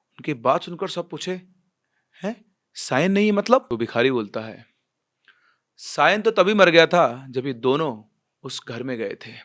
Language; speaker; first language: Hindi; native; Hindi